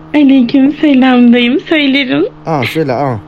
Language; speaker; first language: Turkish; native; Turkish